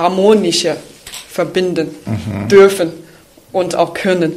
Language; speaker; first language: German; non-native, fluent; Chinese